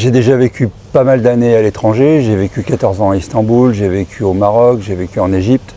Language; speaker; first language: French; native; French